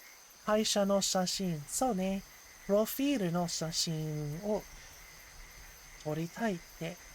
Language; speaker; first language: Japanese; non-native, learner; English